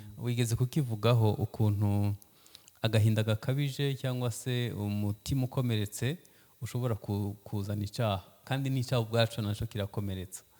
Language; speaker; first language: Kinyarwanda; early bilingual, heritage; Kinyarwanda